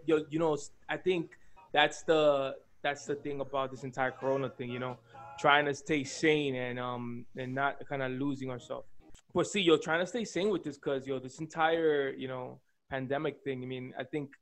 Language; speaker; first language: English; early bilingual, other home language; Spanish